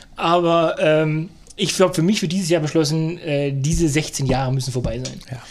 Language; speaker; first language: German; native; German